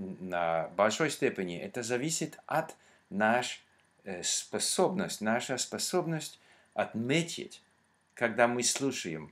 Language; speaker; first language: Russian; non-native, learner; English